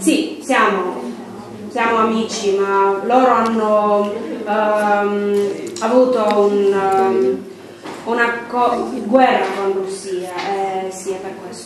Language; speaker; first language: Italian; non-native, learner; Armenian